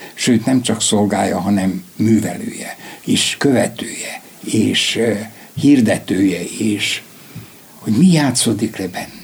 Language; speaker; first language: Hungarian; native; Hungarian